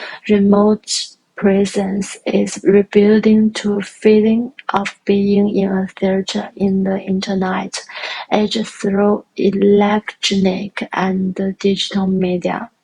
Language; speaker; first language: English; non-native, learner; Chinese